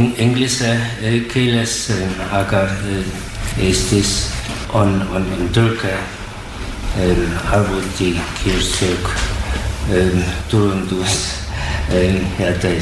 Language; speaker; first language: Estonian; non-native, learner; German